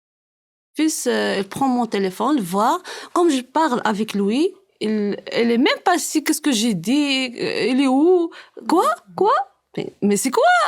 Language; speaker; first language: French; non-native, learner; Arabic